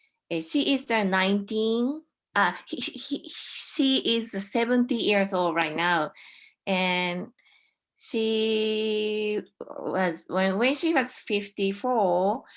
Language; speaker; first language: English; non-native, learner; Japanese